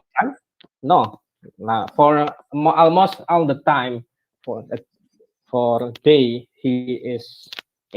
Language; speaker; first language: English; non-native, learner; Indonesian